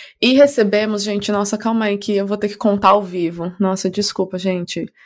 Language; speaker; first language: Portuguese; native; Portuguese